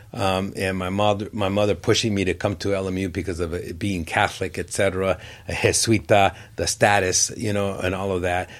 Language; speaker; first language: English; native; English